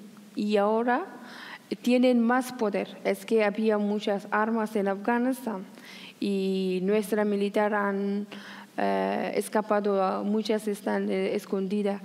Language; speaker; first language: Spanish; non-native, learner; Persian